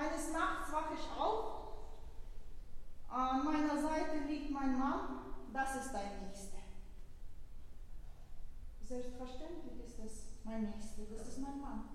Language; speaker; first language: German; non-native, fluent; Russian